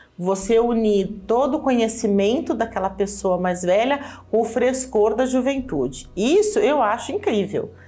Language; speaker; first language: Portuguese; native; Portuguese